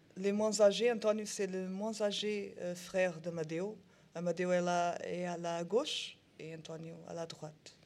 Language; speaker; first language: French; non-native, learner; Portuguese